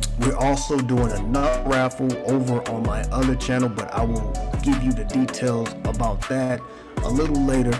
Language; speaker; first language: English; native; English